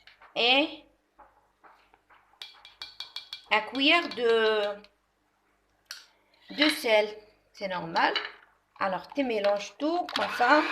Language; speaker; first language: French; non-native, local second language; Arabic